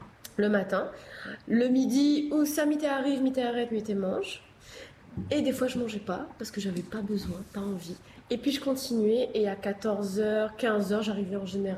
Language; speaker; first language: French; native; French